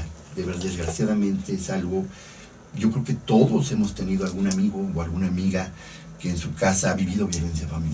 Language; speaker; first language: Spanish; native; Spanish